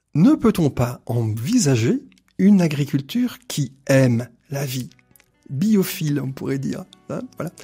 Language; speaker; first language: French; native; French